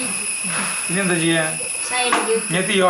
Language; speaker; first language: Malayalam; native; Malayalam